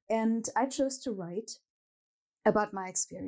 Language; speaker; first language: English; non-native, fluent; German